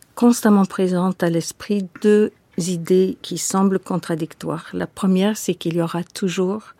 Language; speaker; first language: French; non-native, fluent; English